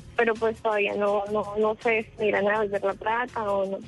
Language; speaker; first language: Spanish; native; Spanish